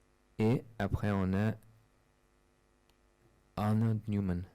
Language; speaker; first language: French; non-native, fluent; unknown